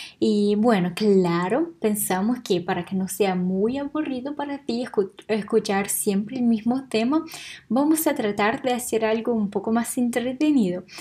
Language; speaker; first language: Spanish; non-native, fluent; Portuguese